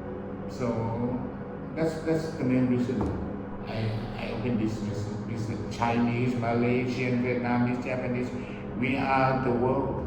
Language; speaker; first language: English; early bilingual, other home language; Thai